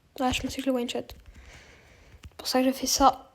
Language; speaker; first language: French; native; French